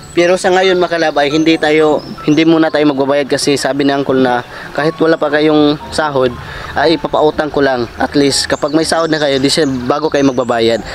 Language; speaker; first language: Filipino; non-native, local second language; Cebuano